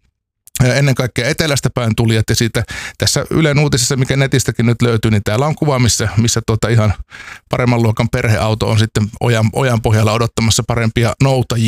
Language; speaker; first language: Finnish; native; Finnish